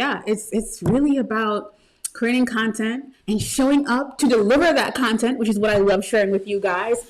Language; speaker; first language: English; native; English